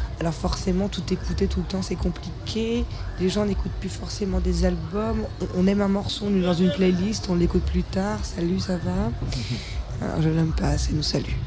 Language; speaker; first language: French; native; French